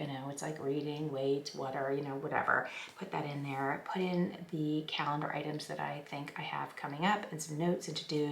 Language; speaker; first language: English; native; English